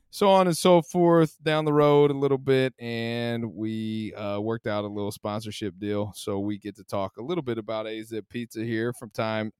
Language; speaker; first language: English; native; English